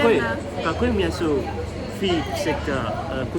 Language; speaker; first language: Russian; non-native, learner; Indonesian